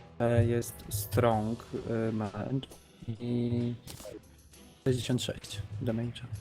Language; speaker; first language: Polish; native; Polish